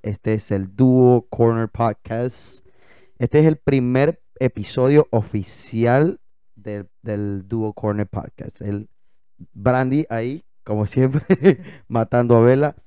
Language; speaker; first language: Spanish; native; Spanish